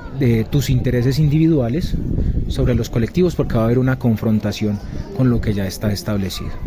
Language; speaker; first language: Spanish; native; Spanish